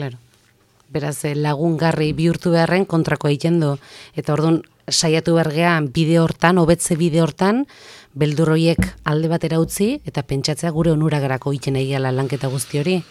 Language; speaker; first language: Basque; native; Basque